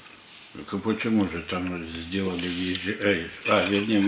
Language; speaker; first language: Russian; native; Russian